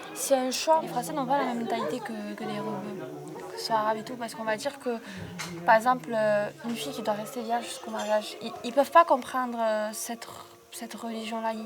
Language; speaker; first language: French; early bilingual, other home language; Arabic